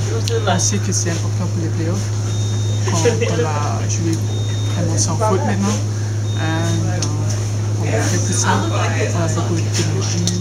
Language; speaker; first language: French; non-native, local second language; Dutch